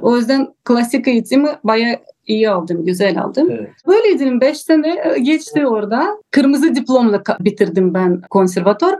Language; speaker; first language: Turkish; non-native, learner; Russian